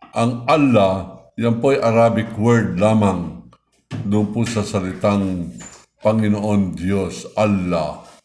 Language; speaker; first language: Filipino; non-native, local second language; Iloko